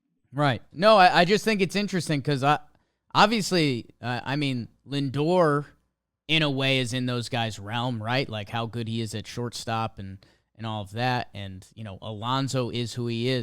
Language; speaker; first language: English; native; English